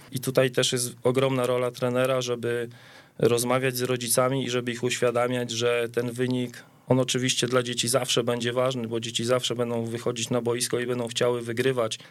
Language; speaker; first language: Polish; native; Polish